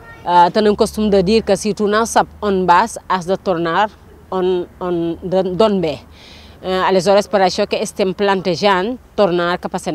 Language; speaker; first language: Spanish; non-native, local second language; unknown